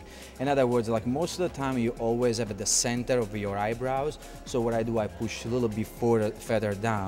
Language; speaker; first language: English; non-native, fluent; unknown